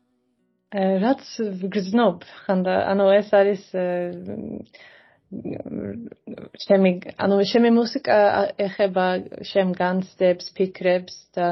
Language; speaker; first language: Georgian; non-native, fluent; Swedish